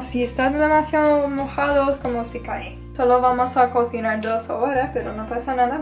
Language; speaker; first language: Spanish; non-native, fluent; English